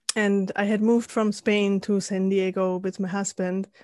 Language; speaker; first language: English; non-native, fluent; German